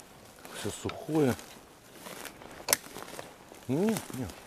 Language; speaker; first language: Russian; native; Russian